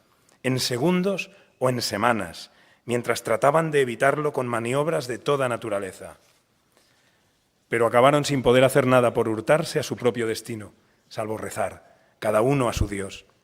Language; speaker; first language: Spanish; native; Spanish